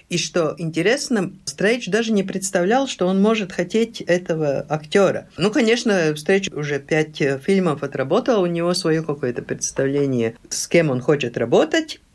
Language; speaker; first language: Russian; non-native, local second language; Latvian